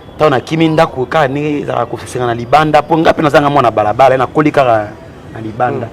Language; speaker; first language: Lingala; non-native, local second language; Mongo